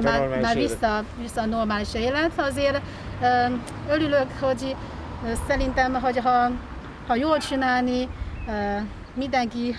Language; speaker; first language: Hungarian; non-native, learner; Chinese